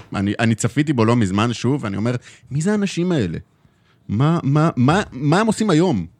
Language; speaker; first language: Hebrew; native; Hebrew